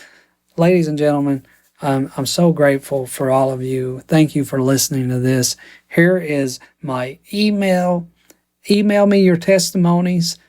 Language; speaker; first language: English; native; English